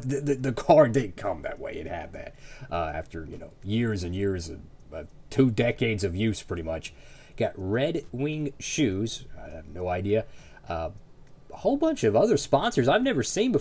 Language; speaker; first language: English; native; English